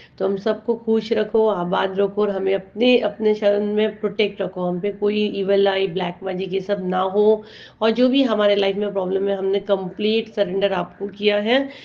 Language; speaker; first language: Hindi; native; Hindi